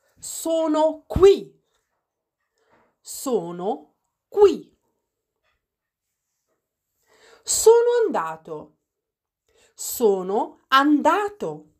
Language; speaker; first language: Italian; non-native, fluent; Arabic